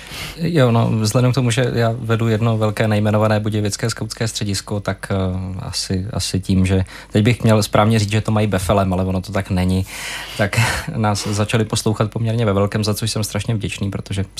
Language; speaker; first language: Czech; native; Czech